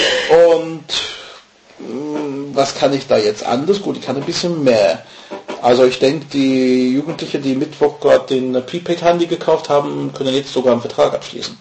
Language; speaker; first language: German; non-native, fluent; English